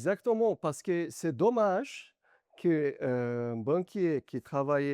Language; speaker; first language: French; non-native, learner; Portuguese